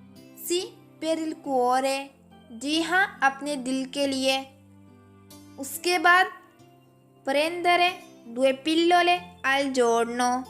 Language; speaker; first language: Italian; non-native, fluent; Urdu